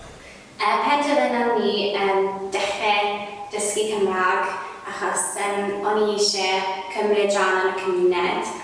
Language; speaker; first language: Welsh; non-native, fluent; English